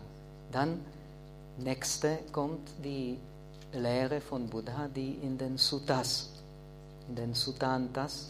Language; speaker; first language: German; non-native, fluent; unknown